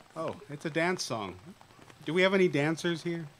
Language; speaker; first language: English; native; English